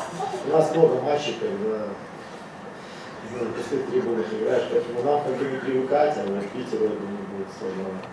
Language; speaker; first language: Russian; native; Russian